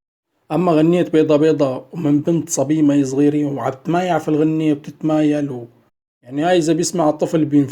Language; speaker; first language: Arabic; native; Arabic